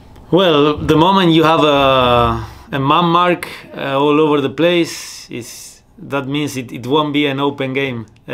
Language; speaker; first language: English; non-native, fluent; Spanish